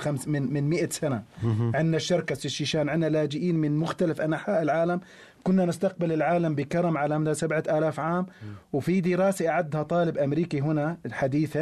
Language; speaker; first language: Arabic; native; Arabic